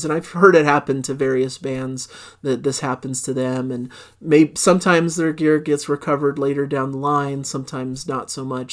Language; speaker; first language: English; native; English